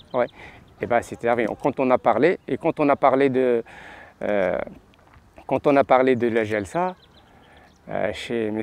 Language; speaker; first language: French; non-native, local second language; Arabic